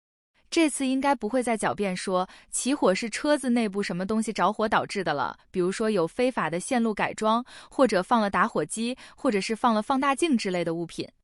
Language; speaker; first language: Chinese; native; Chinese